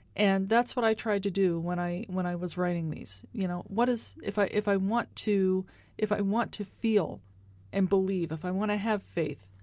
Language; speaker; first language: English; native; English